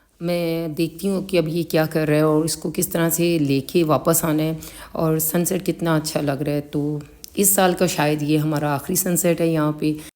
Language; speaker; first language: Urdu; native; Urdu